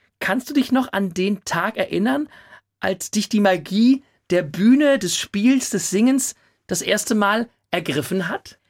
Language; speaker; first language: German; native; German